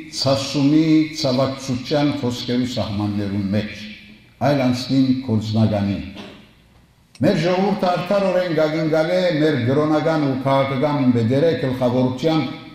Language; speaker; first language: Armenian; early bilingual, heritage; Armenian